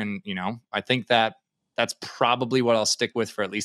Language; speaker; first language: English; native; English